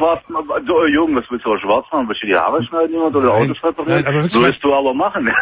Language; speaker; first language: German; native; German